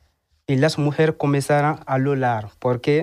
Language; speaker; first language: Spanish; non-native, learner; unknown